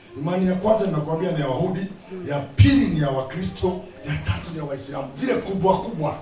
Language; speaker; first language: Swahili; non-native, local second language; Kikuyu